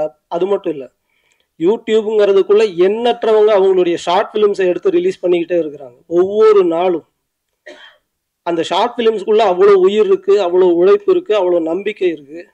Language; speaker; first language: Tamil; native; Tamil